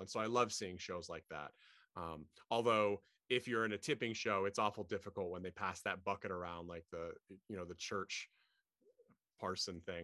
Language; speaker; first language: English; native; English